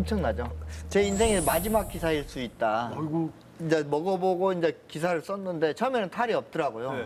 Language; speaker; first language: Korean; native; Korean